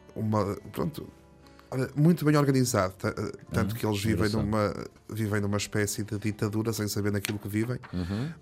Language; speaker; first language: Portuguese; native; Portuguese